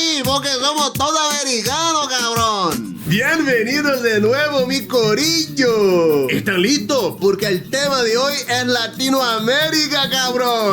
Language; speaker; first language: Spanish; non-native, learner; Portuguese